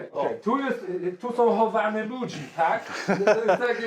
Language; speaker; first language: Polish; non-native, learner; English